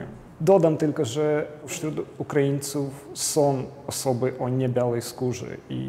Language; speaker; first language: Polish; non-native, fluent; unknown